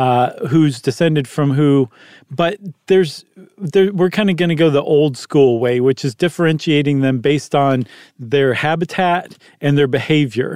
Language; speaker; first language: English; native; English